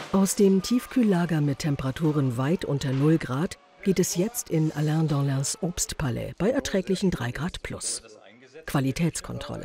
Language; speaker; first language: German; native; German